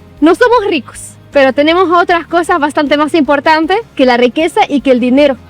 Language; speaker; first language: Spanish; non-native, fluent; Arabic